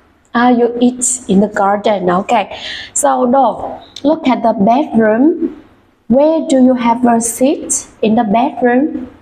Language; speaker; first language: English; non-native, fluent; Vietnamese